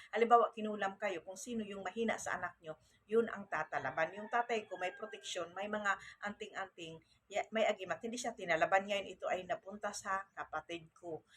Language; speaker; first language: Filipino; native; Filipino